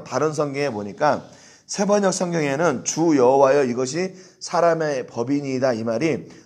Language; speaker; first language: Korean; native; Korean